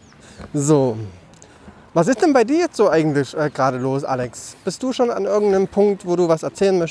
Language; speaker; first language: German; native; German